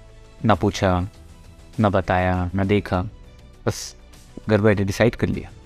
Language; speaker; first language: Hindi; native; Hindi